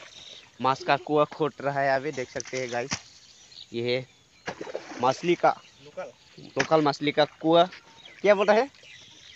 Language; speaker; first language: Hindi; non-native, local second language; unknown